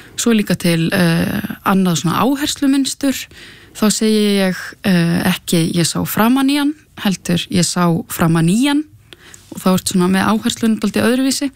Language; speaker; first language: Icelandic; native; Icelandic